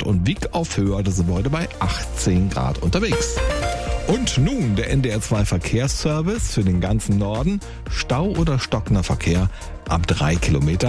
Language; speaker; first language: German; native; German